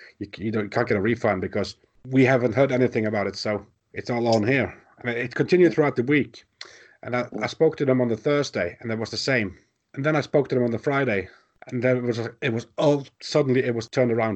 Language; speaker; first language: English; non-native, fluent; Norwegian